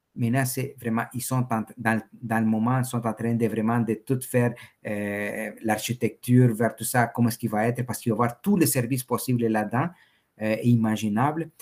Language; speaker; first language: French; non-native, fluent; Spanish